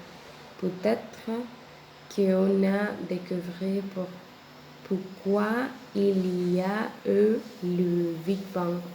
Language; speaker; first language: French; non-native, learner; Spanish